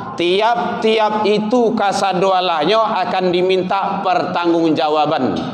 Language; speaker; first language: Malay; non-native, local second language; Minangkabau